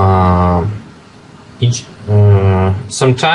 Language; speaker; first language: English; non-native, learner; Russian